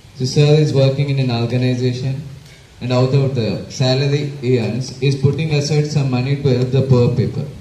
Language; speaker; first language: English; non-native, local second language; Telugu